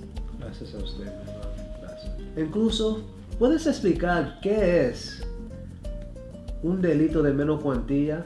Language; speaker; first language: Spanish; early bilingual, heritage; Spanish